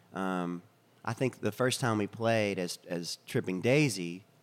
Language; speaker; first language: English; native; English